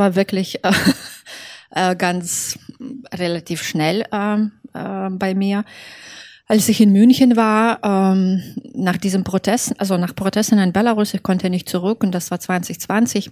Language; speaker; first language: German; non-native, fluent; Belarusian